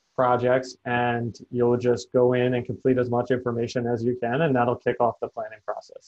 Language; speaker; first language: English; native; English